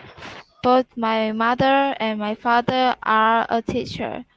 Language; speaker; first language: English; non-native, learner; Vietnamese